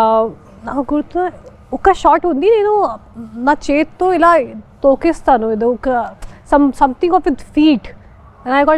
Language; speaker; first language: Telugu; non-native, local second language; Hindi